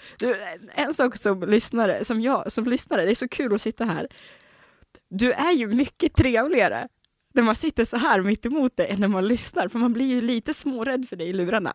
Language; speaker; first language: Swedish; early bilingual, other home language; Russian